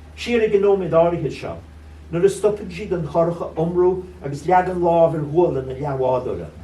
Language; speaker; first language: Irish; non-native, local second language; English